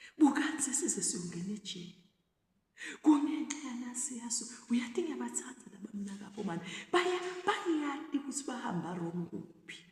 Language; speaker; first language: Zulu; non-native, local second language; Swati